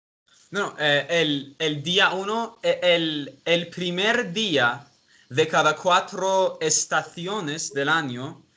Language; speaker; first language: Spanish; non-native, fluent; Persian